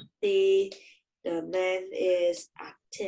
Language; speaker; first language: English; non-native, learner; Vietnamese